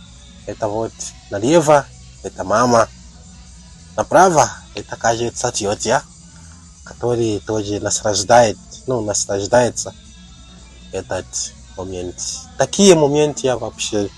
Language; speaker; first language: Russian; non-native, learner; Tatar